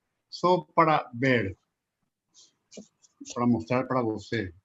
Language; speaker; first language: Portuguese; non-native, local second language; Spanish